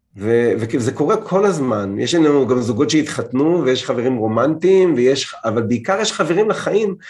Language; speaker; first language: Hebrew; native; Hebrew